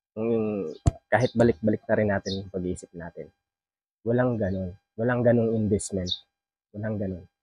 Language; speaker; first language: Filipino; non-native, local second language; Cebuano